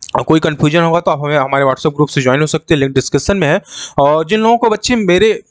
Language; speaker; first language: Hindi; native; Hindi